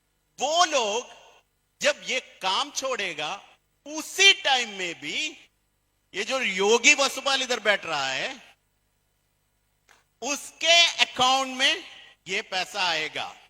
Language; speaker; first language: Hindi; non-native, fluent; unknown